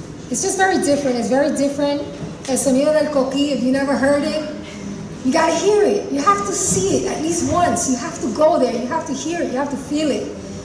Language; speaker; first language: English; early bilingual, other home language; Spanish